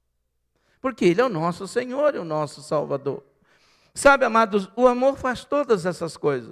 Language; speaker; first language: Portuguese; native; Portuguese